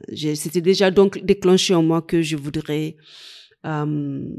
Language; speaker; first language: French; non-native, fluent; English